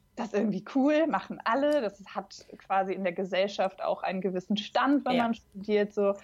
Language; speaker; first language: German; native; German